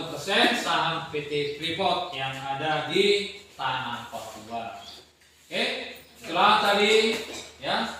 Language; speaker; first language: Indonesian; native; Indonesian